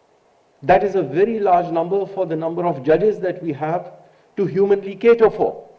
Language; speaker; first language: English; non-native, local second language; Urdu